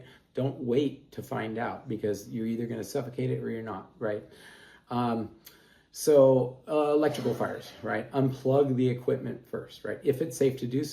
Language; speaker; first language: English; native; English